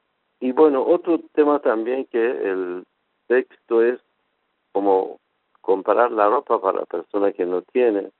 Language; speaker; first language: Spanish; non-native, fluent; Persian